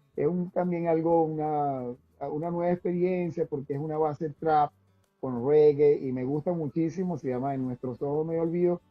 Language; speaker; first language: Spanish; native; Spanish